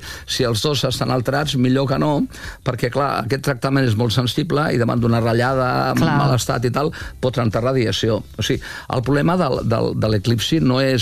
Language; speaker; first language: Catalan; native; Catalan